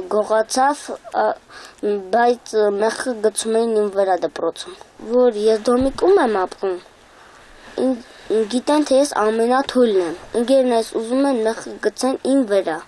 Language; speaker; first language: Armenian; native; Armenian